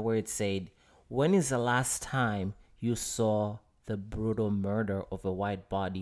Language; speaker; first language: English; non-native, local second language; Nyanja